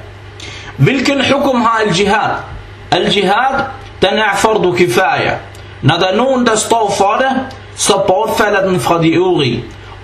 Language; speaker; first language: Danish; early bilingual, other home language; Arabic